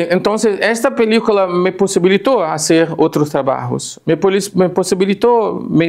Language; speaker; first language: Spanish; non-native, fluent; Portuguese